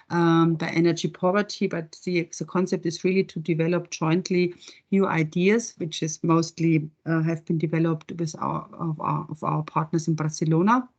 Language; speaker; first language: English; non-native, fluent; German